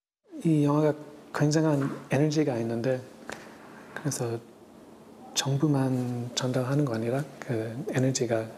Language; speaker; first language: Korean; non-native, fluent; English